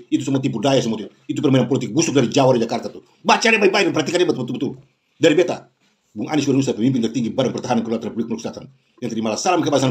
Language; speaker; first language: Indonesian; native; Indonesian